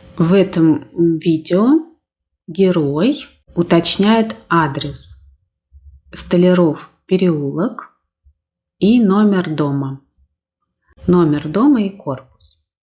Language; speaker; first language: Russian; native; Russian